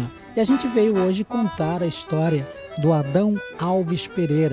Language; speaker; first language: Portuguese; native; Portuguese